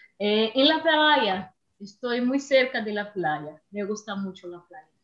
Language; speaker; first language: Spanish; non-native, learner; Portuguese